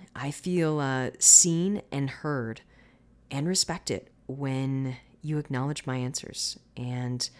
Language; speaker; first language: English; native; English